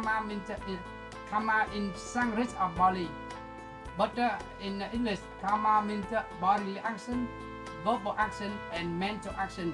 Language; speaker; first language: English; non-native, local second language; Vietnamese